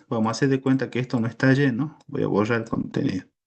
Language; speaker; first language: Spanish; native; Spanish